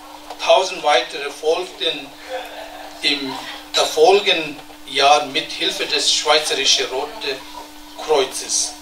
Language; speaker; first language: German; non-native, fluent; Tibetan